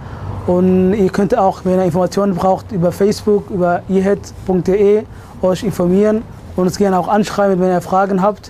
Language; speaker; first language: German; early bilingual, other home language; Somali